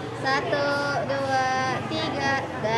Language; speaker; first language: Indonesian; native; Indonesian